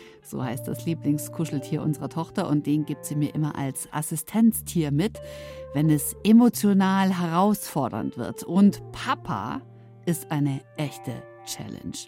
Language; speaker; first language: German; native; German